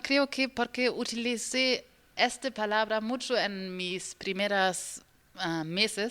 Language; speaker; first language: Spanish; non-native, learner; German